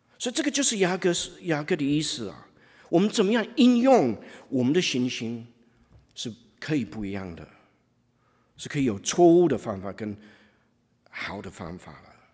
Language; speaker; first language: Chinese; non-native, fluent; English